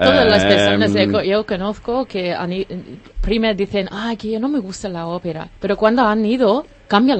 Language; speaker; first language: Spanish; non-native, learner; English